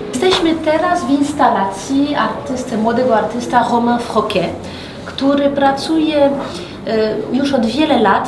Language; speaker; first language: Polish; early bilingual, heritage; French